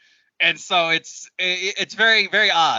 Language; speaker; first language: English; native; English